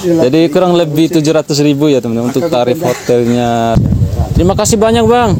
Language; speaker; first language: Indonesian; native; Indonesian